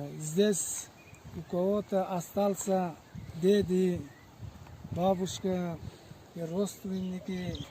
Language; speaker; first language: Russian; non-native, local second language; Uzbek